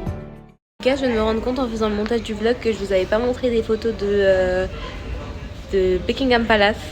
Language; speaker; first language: French; native; French